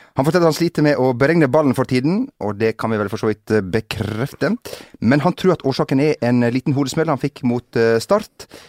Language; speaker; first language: Norwegian; native; Norwegian